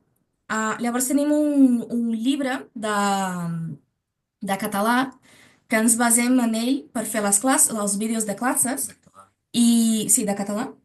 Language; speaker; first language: Catalan; non-native, learner; Portuguese